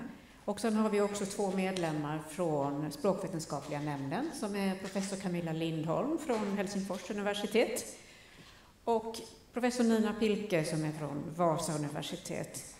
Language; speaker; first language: Swedish; native; Swedish